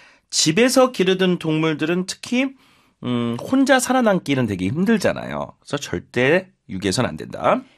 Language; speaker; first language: Korean; native; Korean